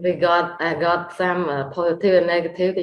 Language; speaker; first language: English; non-native, learner; Khmer